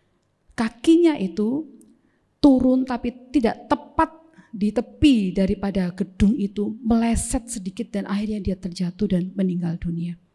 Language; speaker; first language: Indonesian; native; Indonesian